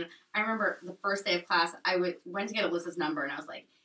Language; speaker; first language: English; native; English